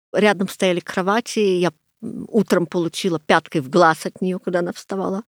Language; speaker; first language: Russian; non-native, fluent; English